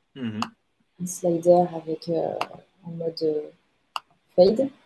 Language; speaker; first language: French; native; French